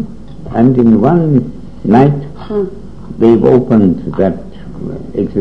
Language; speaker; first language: English; non-native, fluent; Russian